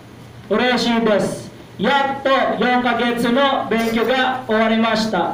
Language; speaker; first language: Japanese; non-native, learner; Filipino